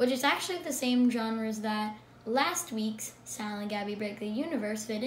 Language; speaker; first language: English; native; English